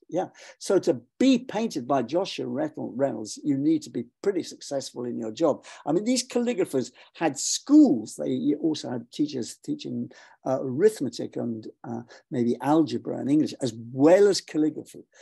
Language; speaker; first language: English; native; English